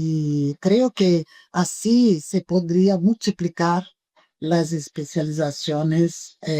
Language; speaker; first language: Spanish; non-native, fluent; Portuguese